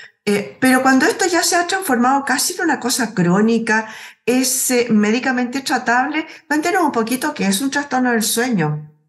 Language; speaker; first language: Spanish; native; Spanish